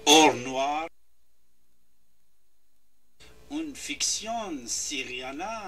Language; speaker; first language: French; non-native, fluent; Persian